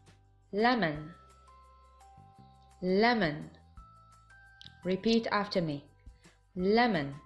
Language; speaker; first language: English; non-native, fluent; Arabic